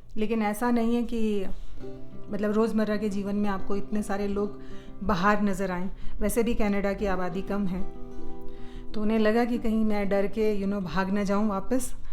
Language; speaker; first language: Hindi; native; Hindi